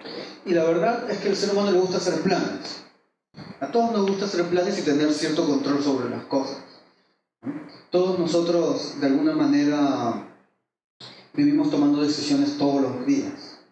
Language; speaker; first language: Spanish; native; Spanish